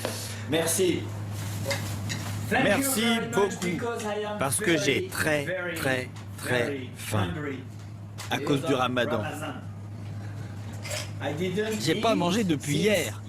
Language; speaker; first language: French; native; French